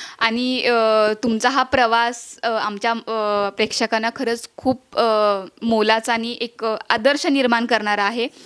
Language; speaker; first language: Marathi; native; Marathi